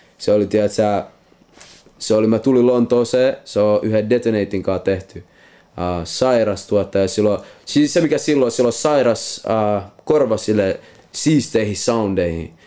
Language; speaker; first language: Finnish; non-native, local second language; Swedish